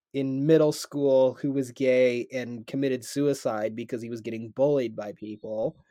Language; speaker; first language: English; native; English